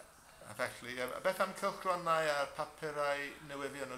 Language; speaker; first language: Welsh; non-native, fluent; English